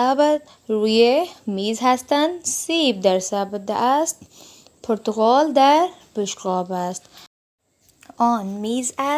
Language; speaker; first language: Persian; non-native, fluent; Urdu